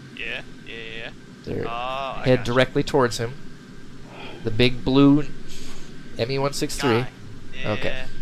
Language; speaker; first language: English; native; English